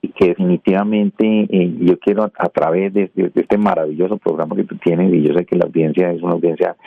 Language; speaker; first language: Spanish; native; Spanish